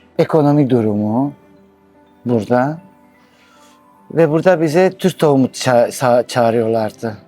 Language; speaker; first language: Turkish; non-native, local second language; Greek